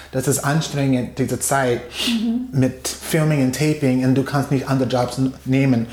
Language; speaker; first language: German; non-native, fluent; English